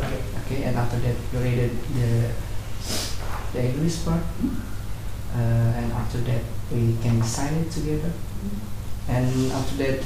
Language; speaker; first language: English; non-native, learner; Indonesian